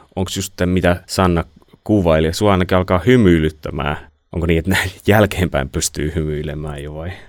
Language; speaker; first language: Finnish; native; Finnish